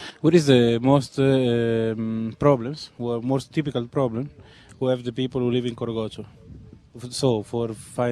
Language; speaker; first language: English; non-native, learner; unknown